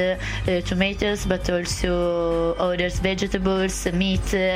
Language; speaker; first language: English; non-native, learner; Italian